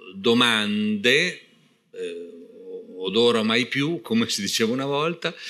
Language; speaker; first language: Italian; native; Italian